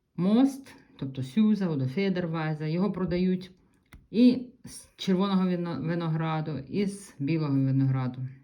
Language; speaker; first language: Ukrainian; native; Ukrainian